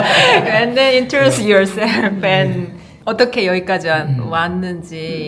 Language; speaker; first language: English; non-native, learner; Korean